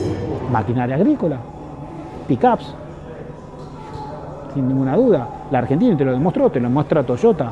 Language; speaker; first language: Spanish; native; Spanish